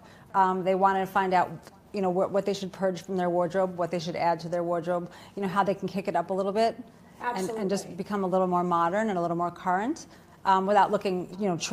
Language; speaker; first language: English; native; English